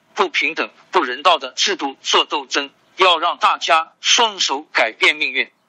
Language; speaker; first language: Chinese; non-native, local second language; Hakka Chinese